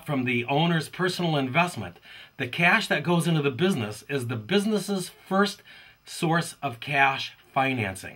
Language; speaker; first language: English; native; English